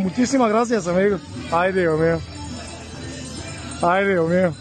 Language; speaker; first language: Spanish; non-native, learner; Bulgarian